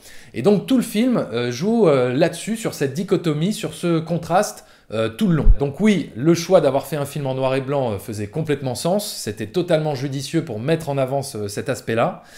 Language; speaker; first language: French; native; French